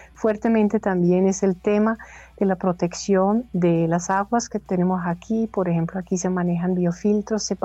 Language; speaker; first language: Spanish; non-native, fluent; German